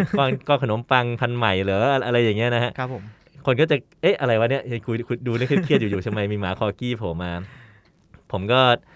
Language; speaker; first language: Thai; native; Thai